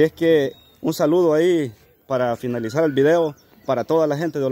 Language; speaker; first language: Spanish; native; Spanish